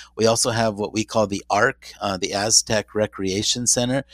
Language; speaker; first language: English; native; English